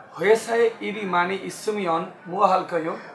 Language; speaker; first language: Korean; non-native, fluent; Bangla